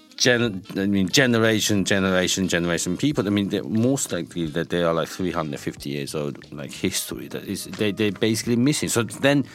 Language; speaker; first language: English; non-native, fluent; Japanese